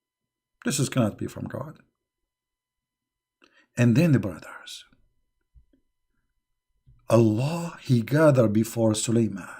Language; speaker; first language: English; non-native, fluent; Arabic